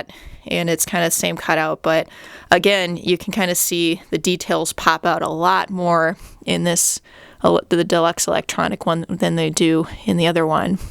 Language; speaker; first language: English; native; English